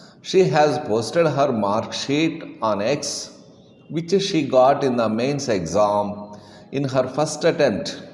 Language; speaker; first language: English; non-native, local second language; Telugu